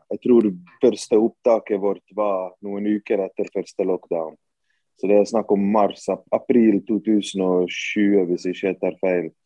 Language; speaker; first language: Norwegian; early bilingual, other home language; Bosnian